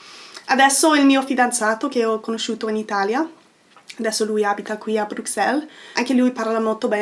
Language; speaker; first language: Italian; non-native, fluent; English